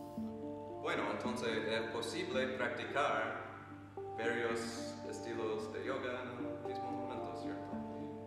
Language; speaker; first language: Spanish; non-native, fluent; English